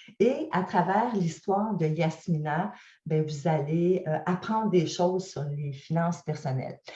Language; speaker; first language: French; native; French